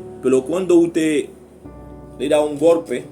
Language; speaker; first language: Spanish; non-native, learner; Haitian Creole